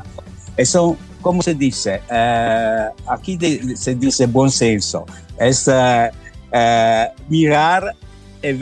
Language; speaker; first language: Spanish; non-native, learner; Italian